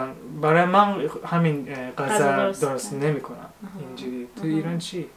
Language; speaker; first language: Persian; non-native, fluent; Japanese